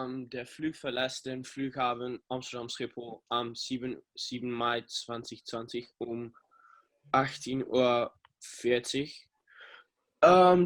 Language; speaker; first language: German; non-native, learner; English